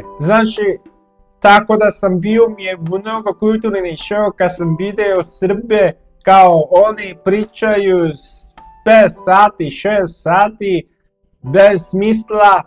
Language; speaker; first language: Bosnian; non-native, learner; Korean